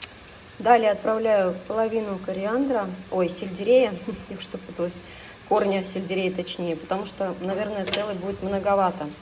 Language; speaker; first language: Russian; native; Russian